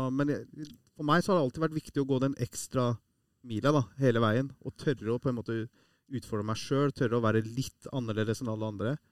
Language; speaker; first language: Norwegian; early bilingual, other home language; Persian